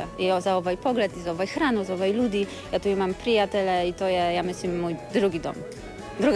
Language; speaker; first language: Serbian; non-native, learner; Polish